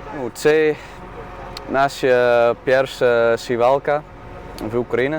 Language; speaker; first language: Ukrainian; non-native, learner; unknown